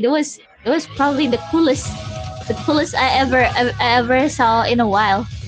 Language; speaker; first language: English; non-native, fluent; Indonesian